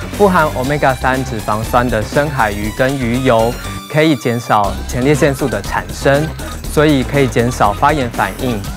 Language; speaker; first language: Chinese; native; Chinese